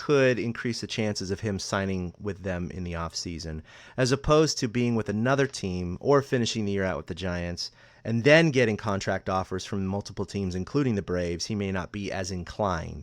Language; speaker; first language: English; native; English